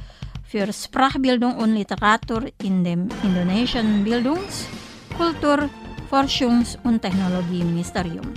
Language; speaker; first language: German; non-native, fluent; Indonesian